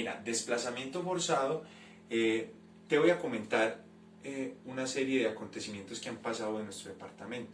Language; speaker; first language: Spanish; native; Spanish